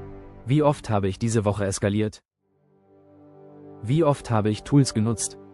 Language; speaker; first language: German; native; German